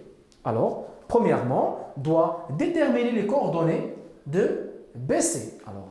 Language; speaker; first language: French; non-native, local second language; Arabic